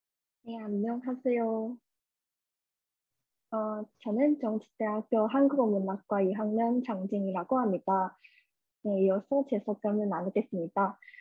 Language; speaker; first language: Korean; non-native, fluent; Chinese